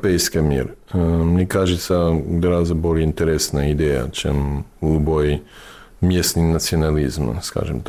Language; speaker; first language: Russian; non-native, fluent; English